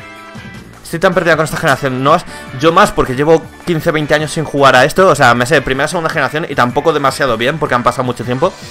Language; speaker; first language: Spanish; native; Spanish